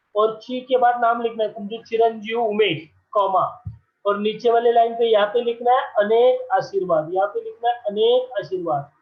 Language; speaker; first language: Hindi; non-native, local second language; Marathi